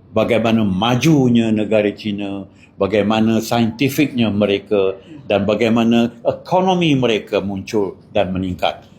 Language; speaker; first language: Malay; native; Malay